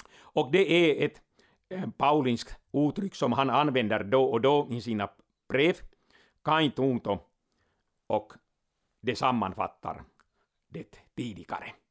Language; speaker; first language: Swedish; non-native, local second language; Finnish